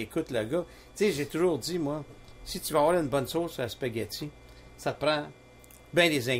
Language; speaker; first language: French; native; French